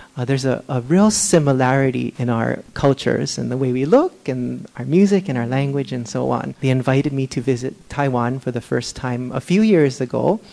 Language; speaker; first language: English; native; English